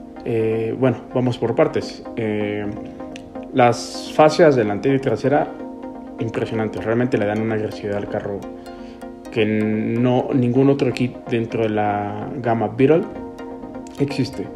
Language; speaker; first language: Spanish; native; Spanish